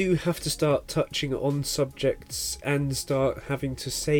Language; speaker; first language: English; native; English